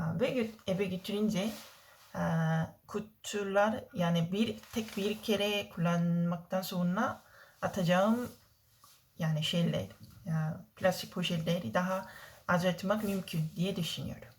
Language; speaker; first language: Turkish; non-native, learner; Korean